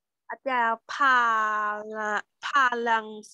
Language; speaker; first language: Korean; non-native, learner; Thai